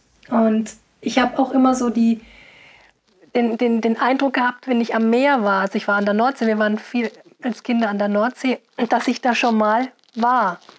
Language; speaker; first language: German; native; German